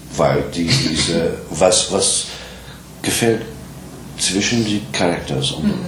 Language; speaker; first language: German; non-native, learner; English